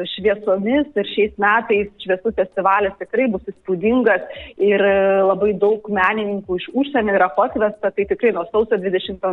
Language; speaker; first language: Lithuanian; native; Lithuanian